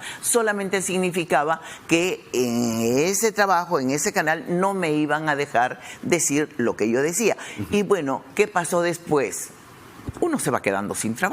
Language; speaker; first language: Spanish; native; Spanish